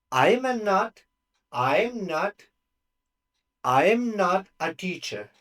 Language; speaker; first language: English; non-native, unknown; Turkish